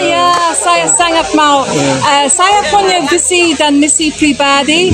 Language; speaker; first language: Indonesian; non-native, learner; English